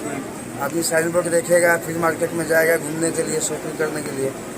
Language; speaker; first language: Hindi; non-native, local second language; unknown